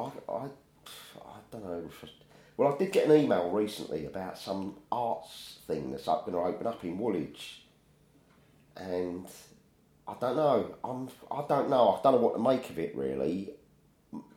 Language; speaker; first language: English; native; English